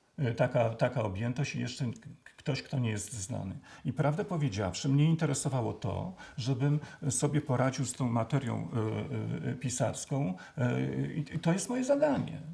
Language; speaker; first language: Polish; native; Polish